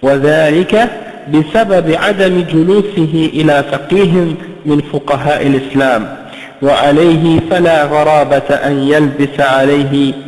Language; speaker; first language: Arabic; non-native, fluent; French